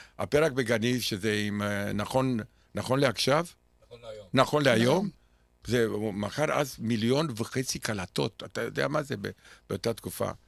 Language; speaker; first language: Hebrew; non-native, fluent; Romanian